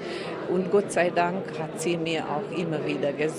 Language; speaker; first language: German; non-native, local second language; Hungarian